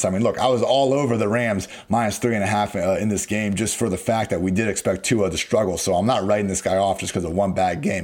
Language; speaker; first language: English; native; English